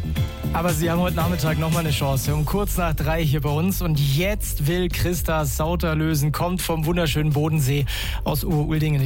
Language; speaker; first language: German; native; German